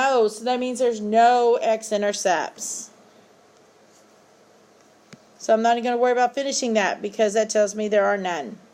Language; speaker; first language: English; native; English